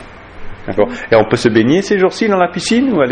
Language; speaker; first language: French; native; French